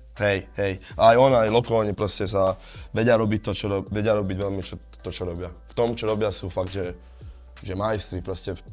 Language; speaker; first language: Slovak; early bilingual, other home language; Italian